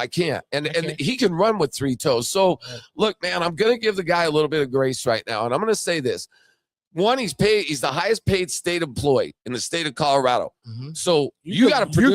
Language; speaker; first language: English; native; English